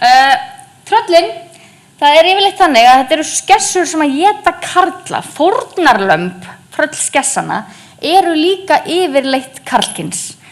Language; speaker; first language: Icelandic; native; Icelandic